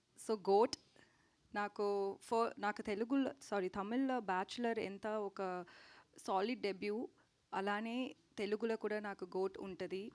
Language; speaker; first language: Telugu; non-native, learner; Tamil